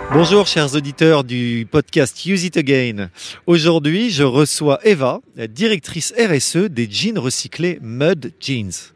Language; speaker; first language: French; native; French